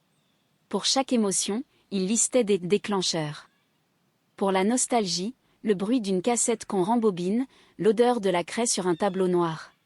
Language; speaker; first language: French; native; French